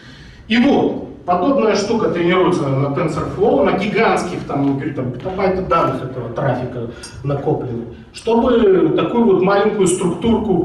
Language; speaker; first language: Russian; native; Russian